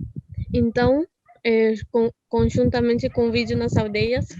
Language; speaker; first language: Portuguese; non-native, fluent; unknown